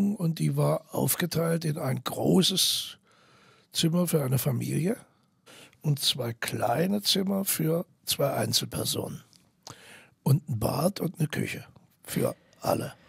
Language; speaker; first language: German; native; German